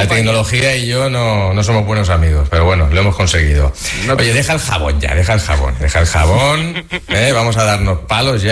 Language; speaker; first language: Spanish; native; Spanish